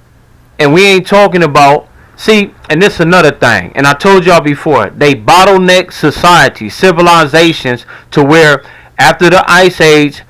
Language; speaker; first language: English; native; English